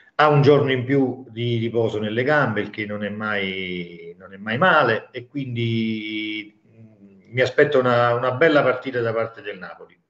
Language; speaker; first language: Italian; native; Italian